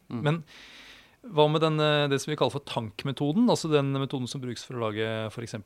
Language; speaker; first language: Norwegian; native; Norwegian